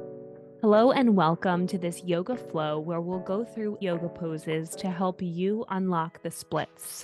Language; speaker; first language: English; native; English